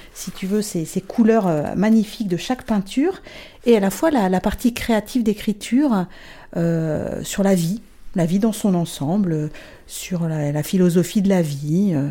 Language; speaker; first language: French; native; French